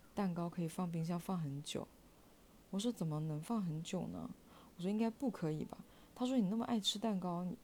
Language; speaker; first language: Chinese; native; Chinese